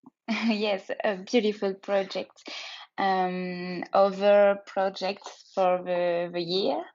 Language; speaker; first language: English; non-native, learner; French